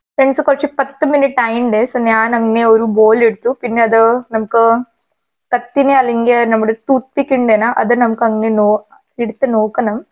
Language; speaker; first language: Malayalam; non-native, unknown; Hindi